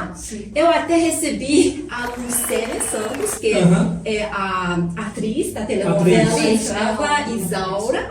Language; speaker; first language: Portuguese; non-native, fluent; Chinese